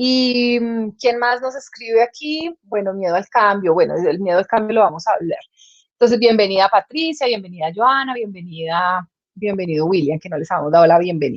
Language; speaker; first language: Spanish; native; Spanish